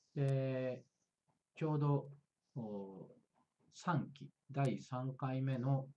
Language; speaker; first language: Japanese; native; Japanese